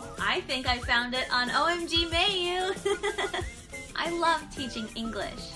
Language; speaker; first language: English; native; English